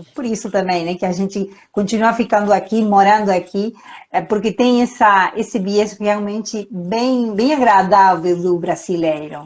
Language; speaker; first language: Portuguese; non-native, fluent; Spanish